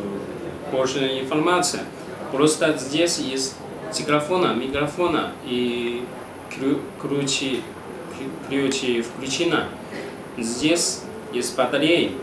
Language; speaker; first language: Russian; non-native, learner; Chinese